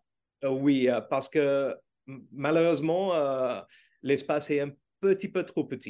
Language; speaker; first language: French; non-native, learner; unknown